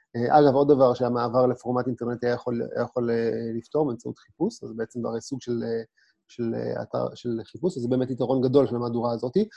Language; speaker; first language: Hebrew; native; Hebrew